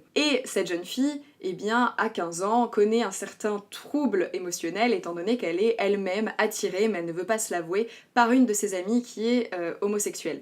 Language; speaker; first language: French; native; French